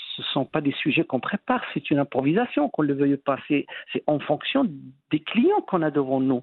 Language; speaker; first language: French; non-native, local second language; Arabic